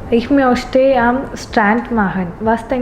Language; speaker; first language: German; non-native, learner; Malayalam